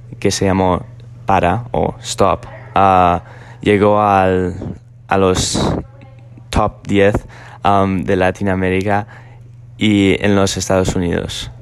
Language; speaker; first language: Spanish; non-native, learner; English